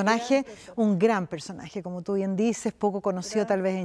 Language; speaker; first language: Spanish; native; Spanish